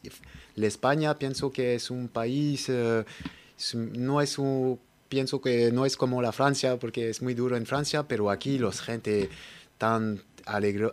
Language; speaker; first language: Spanish; non-native, learner; French